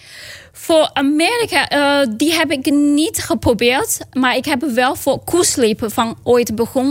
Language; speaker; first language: Dutch; non-native, learner; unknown